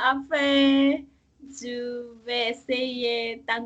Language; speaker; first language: French; non-native, learner; Korean